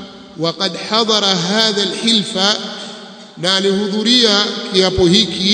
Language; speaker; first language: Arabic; non-native, fluent; Swahili